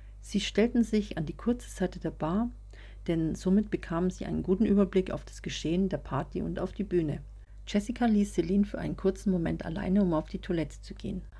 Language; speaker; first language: German; native; German